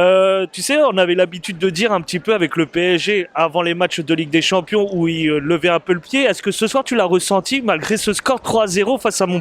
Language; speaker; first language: French; native; French